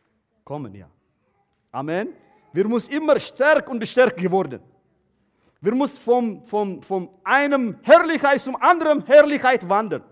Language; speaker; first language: German; non-native, learner; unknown